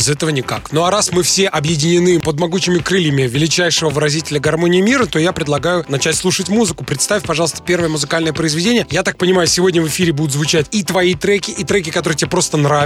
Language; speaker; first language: Russian; native; Russian